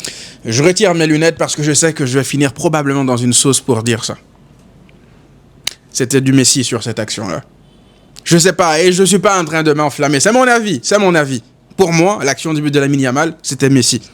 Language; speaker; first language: French; native; French